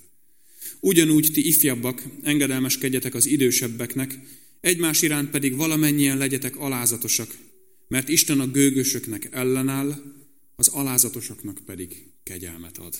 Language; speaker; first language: Hungarian; native; Hungarian